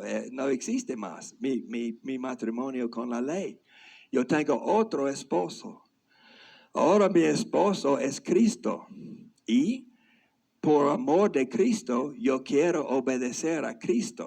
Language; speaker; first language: Spanish; non-native, fluent; English